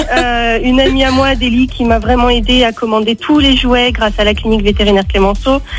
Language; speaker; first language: French; native; French